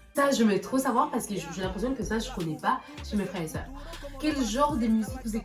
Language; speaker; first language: French; native; French